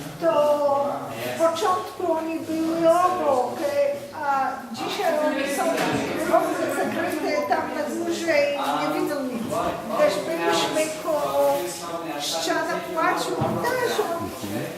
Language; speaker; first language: Polish; non-native, fluent; Hebrew